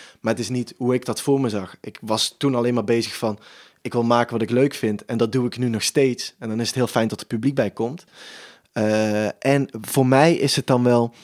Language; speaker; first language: Dutch; native; Dutch